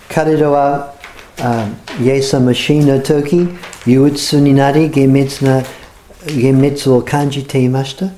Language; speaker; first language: Japanese; non-native, fluent; English